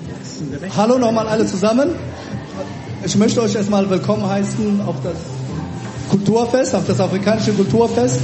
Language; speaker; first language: German; early bilingual, other home language; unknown